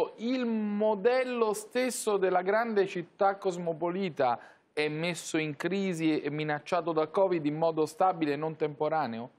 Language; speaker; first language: Italian; native; Italian